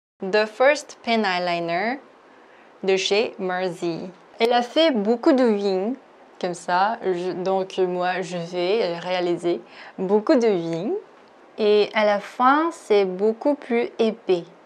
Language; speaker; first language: French; non-native, fluent; Korean